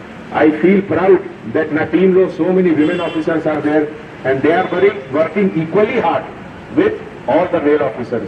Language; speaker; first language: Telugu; non-native, local second language; Hindi